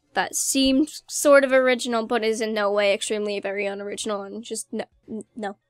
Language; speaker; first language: English; native; English